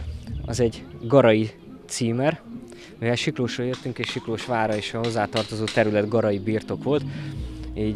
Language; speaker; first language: Hungarian; native; Hungarian